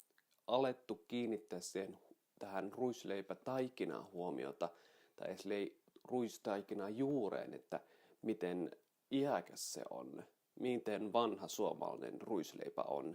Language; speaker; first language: Finnish; native; Finnish